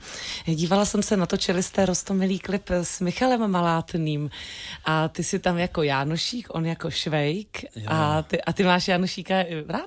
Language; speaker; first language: Czech; native; Czech